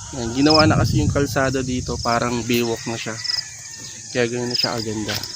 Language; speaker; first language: Filipino; native; Filipino